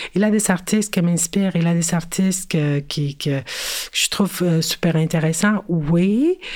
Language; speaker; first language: French; non-native, fluent; Spanish